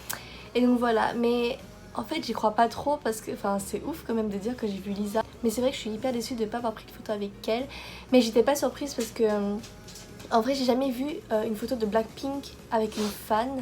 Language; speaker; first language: French; native; French